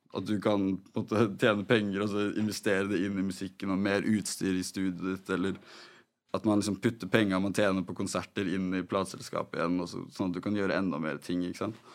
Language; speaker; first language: Norwegian; native; Norwegian